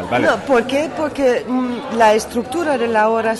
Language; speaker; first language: Spanish; non-native, fluent; Dutch